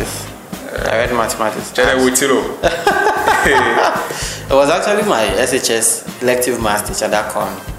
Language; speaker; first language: English; non-native, local second language; Akan